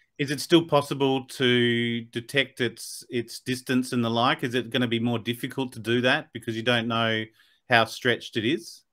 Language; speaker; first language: English; native; English